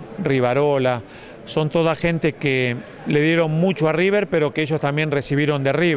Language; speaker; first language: Spanish; native; Spanish